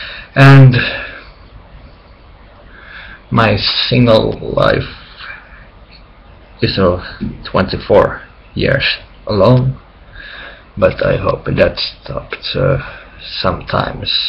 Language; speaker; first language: English; non-native, learner; Finnish